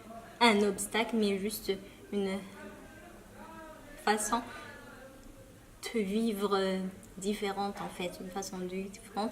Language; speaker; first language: French; early bilingual, other home language; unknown